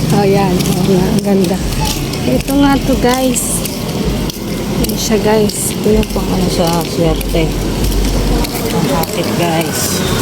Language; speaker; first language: Filipino; native; Filipino